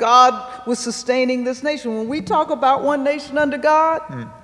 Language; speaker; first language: English; native; English